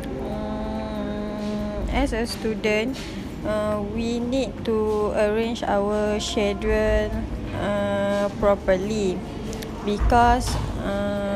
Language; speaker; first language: English; non-native, learner; Malay